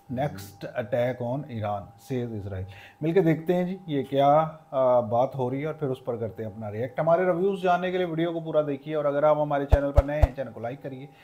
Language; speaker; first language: Urdu; non-native, local second language; Punjabi